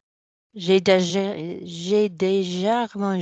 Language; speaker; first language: French; non-native, learner; English